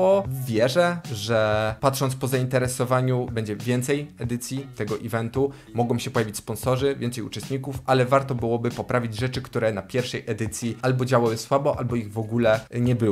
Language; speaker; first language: Polish; native; Polish